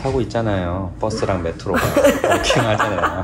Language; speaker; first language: Korean; native; Korean